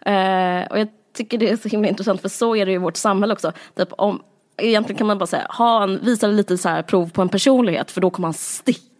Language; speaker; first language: Swedish; native; Swedish